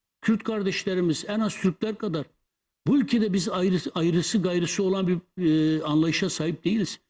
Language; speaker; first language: Turkish; non-native, local second language; Kurdish